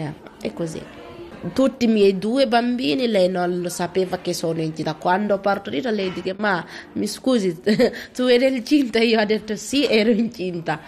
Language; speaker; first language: Italian; non-native, learner; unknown